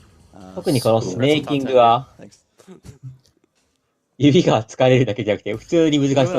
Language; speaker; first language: Japanese; native; Japanese